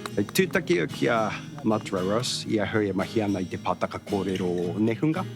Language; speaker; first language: Māori; non-native, fluent; Japanese